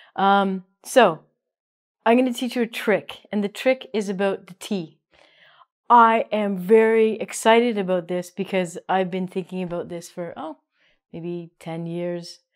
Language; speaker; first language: English; native; English